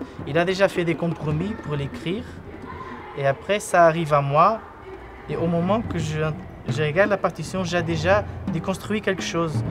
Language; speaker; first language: French; non-native, fluent; Portuguese